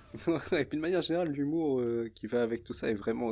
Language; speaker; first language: French; native; French